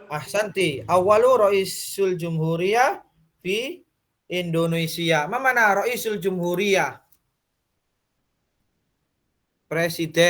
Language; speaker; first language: Arabic; non-native, fluent; Indonesian